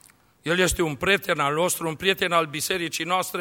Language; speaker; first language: Romanian; native; Romanian